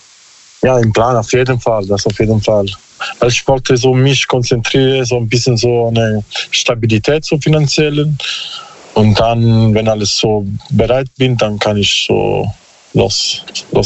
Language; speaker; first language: German; non-native, learner; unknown